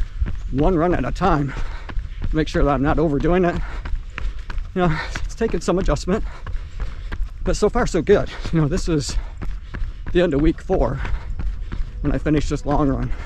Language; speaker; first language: English; native; English